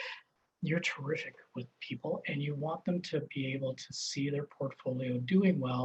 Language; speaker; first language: English; native; English